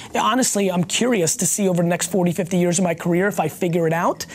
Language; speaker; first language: English; early bilingual, other home language; Russian